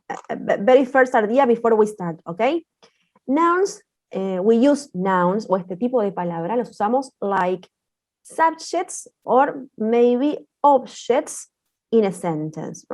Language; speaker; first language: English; non-native, fluent; Spanish